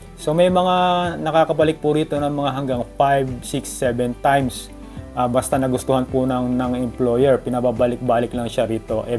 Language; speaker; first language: Filipino; native; Filipino